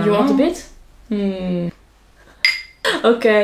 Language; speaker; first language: English; non-native, fluent; French